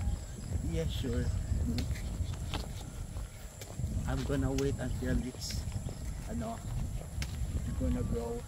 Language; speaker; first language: English; non-native, local second language; Filipino